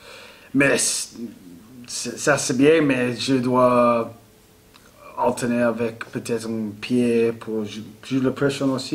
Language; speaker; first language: French; non-native, learner; English